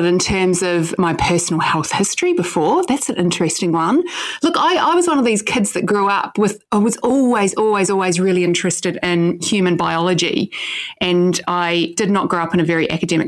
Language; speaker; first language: English; native; English